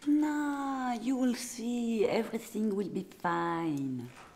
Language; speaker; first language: English; non-native, fluent; French